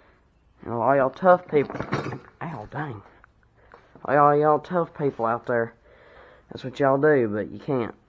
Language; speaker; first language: English; native; English